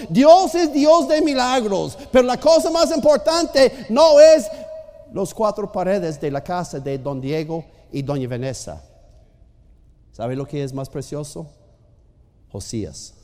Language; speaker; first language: Spanish; non-native, fluent; English